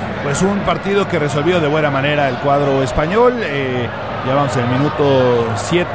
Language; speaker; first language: Spanish; native; Spanish